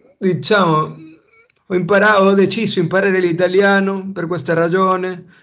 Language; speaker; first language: Italian; non-native, fluent; Spanish